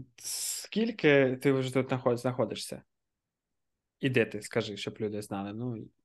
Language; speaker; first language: Ukrainian; non-native, local second language; Russian